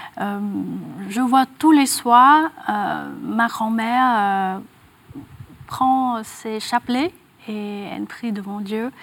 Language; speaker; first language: French; non-native, fluent; Vietnamese